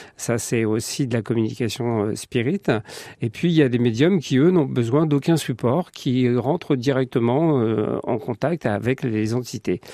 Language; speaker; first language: French; native; French